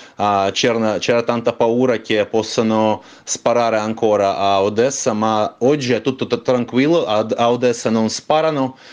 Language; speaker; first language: Italian; non-native, fluent; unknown